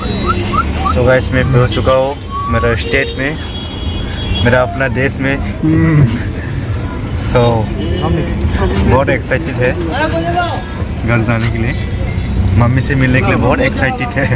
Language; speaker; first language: Hindi; non-native, local second language; Kok Borok